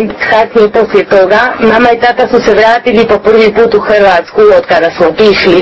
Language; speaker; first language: Croatian; early bilingual, heritage; Croatian